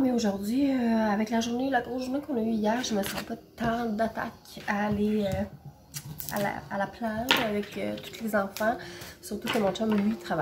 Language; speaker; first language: French; native; French